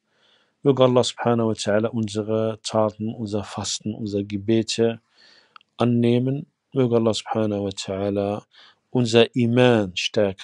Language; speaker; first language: German; non-native, fluent; Arabic